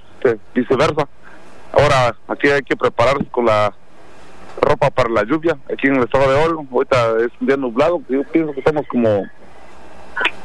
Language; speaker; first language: Spanish; non-native, local second language; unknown